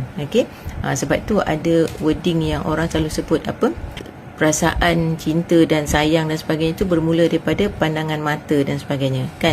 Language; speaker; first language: Malay; native; Malay